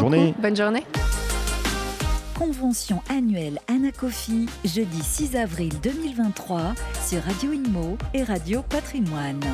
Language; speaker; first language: French; native; French